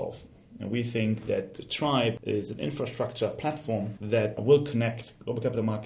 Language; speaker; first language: English; non-native, fluent; German